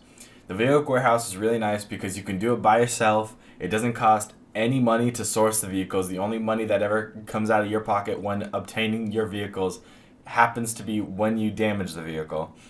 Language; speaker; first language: English; native; English